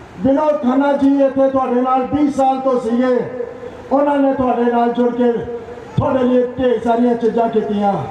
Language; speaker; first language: Punjabi; non-native, local second language; Hindi